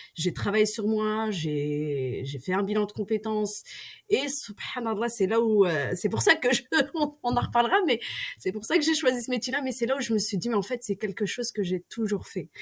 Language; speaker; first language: French; early bilingual, other home language; Arabic